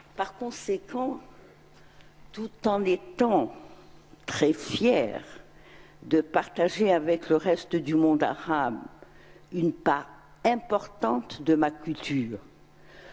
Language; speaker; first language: French; non-native, local second language; Arabic